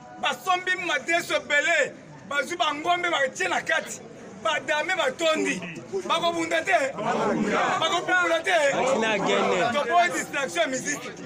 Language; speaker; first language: Lingala; non-native, local second language; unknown